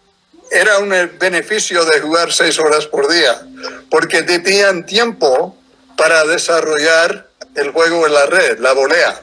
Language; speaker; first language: Spanish; non-native, fluent; English